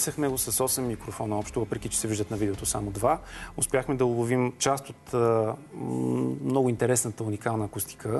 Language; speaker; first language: Bulgarian; native; Bulgarian